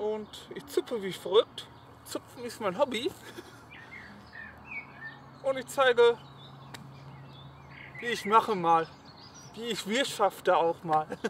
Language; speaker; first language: German; non-native, learner; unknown